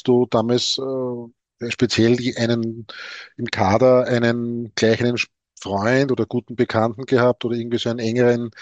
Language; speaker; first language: German; native; German